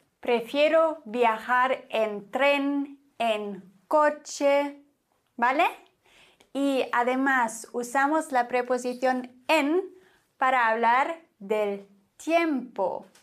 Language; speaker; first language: Spanish; non-native, fluent; German